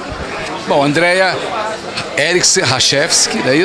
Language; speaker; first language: Portuguese; native; Portuguese